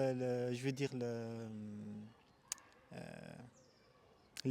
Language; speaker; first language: French; non-native, local second language; Malagasy